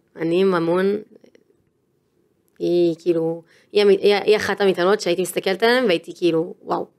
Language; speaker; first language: Hebrew; native; Hebrew